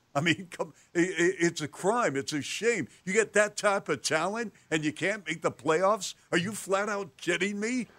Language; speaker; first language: English; native; English